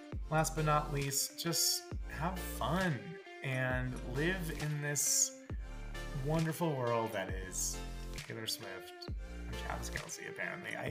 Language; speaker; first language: English; native; English